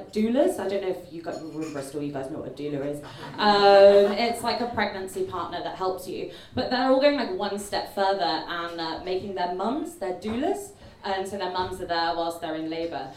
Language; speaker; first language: English; native; English